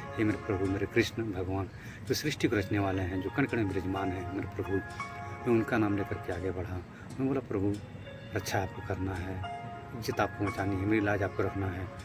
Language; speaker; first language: Hindi; native; Hindi